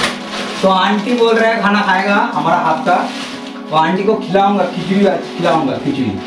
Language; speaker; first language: Hindi; non-native, local second language; Bangla